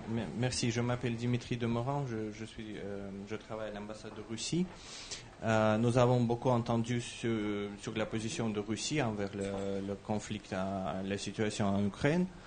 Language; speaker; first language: French; non-native, fluent; Russian